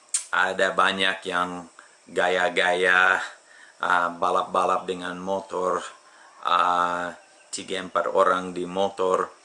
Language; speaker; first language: Indonesian; non-native, fluent; English